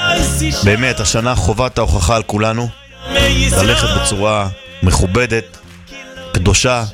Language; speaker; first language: Hebrew; native; Hebrew